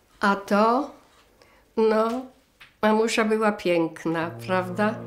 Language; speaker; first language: Polish; native; Polish